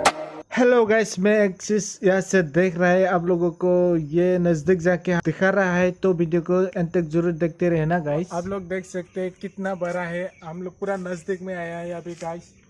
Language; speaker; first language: Hindi; non-native, local second language; Bodo